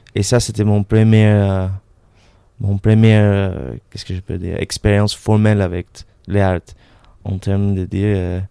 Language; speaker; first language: French; non-native, fluent; Spanish